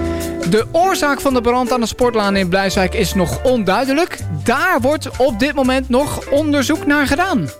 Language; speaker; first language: Dutch; native; Dutch